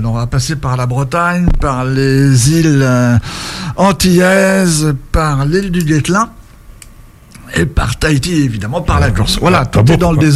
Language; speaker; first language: French; native; French